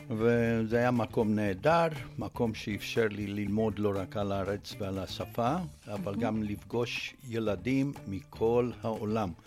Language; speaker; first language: Hebrew; non-native, fluent; Romanian